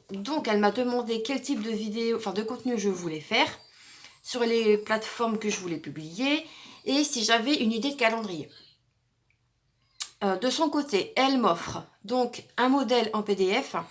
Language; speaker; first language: French; native; French